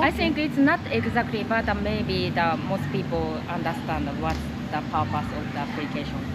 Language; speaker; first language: English; non-native, learner; Japanese